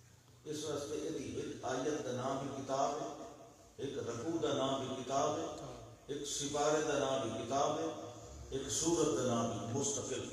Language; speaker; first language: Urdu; non-native, local second language; Punjabi